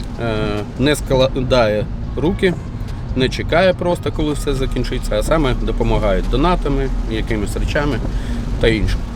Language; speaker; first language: Ukrainian; native; Ukrainian